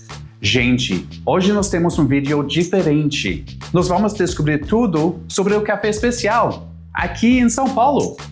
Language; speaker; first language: Portuguese; non-native, fluent; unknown